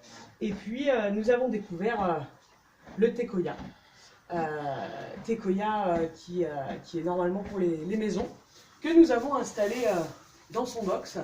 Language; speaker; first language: French; native; French